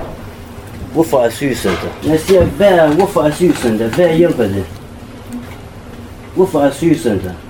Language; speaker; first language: Danish; non-native, learner; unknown